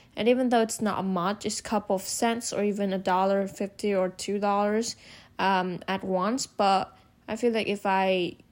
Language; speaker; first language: English; non-native, fluent; Vietnamese